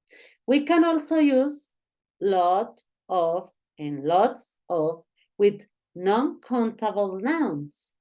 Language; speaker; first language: English; non-native, learner; Spanish